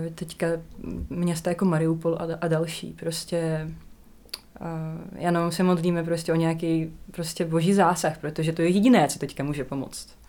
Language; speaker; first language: Czech; non-native, fluent; Russian